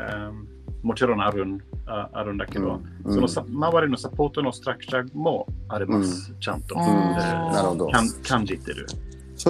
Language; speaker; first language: Japanese; non-native, learner; Swedish